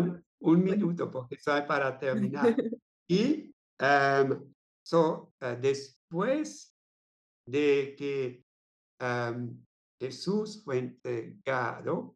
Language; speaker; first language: Spanish; non-native, fluent; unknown